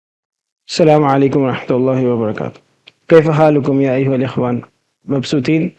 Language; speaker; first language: Arabic; non-native, fluent; Urdu